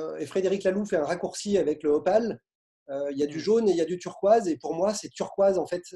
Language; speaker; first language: French; native; French